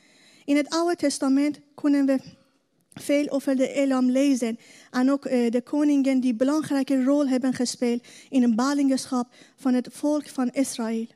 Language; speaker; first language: Dutch; non-native, learner; Persian